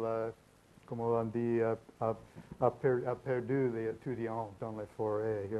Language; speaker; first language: French; non-native, learner; English